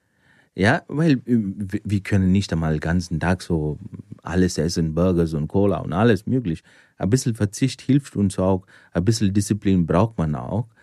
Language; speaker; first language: German; non-native, fluent; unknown